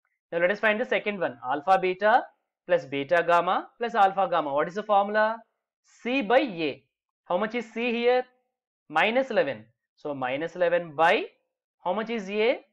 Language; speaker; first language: English; non-native, local second language; Telugu